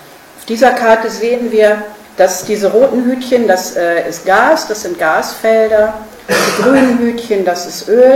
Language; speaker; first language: German; native; German